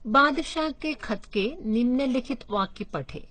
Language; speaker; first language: Hindi; non-native, local second language; Malayalam